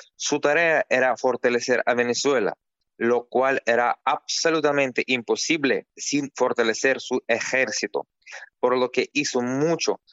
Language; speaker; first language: Spanish; non-native, fluent; Russian